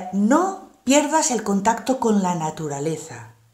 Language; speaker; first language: Spanish; non-native, local second language; Catalan